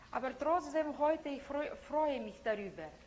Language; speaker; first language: German; non-native, fluent; Lithuanian